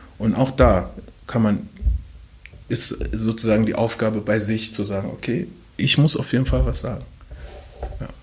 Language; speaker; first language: German; early bilingual, other home language; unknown